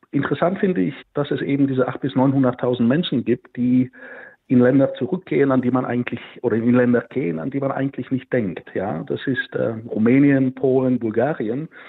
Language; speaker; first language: German; non-native, fluent; Bulgarian